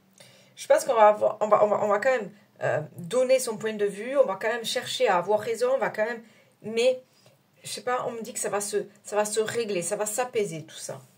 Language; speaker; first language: French; native; French